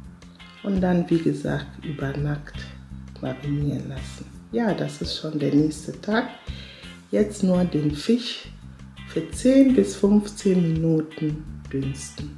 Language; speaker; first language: German; non-native, fluent; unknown